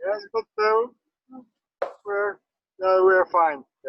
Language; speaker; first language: English; non-native, learner; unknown